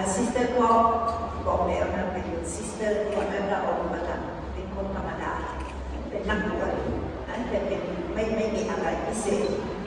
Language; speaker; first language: Thai; non-native, fluent; Spanish